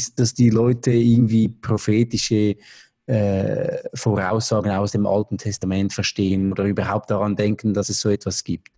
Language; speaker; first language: German; native; German